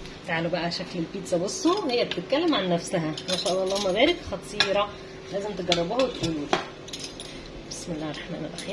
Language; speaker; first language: Arabic; native; Arabic